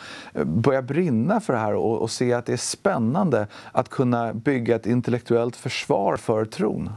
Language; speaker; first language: Swedish; native; Swedish